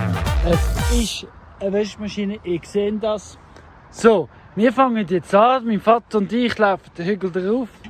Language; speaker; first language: German; non-native, fluent; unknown